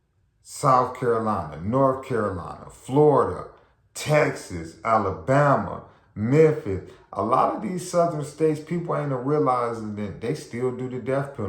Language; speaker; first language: English; native; English